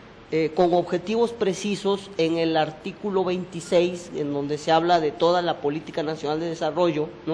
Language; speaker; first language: Spanish; native; Spanish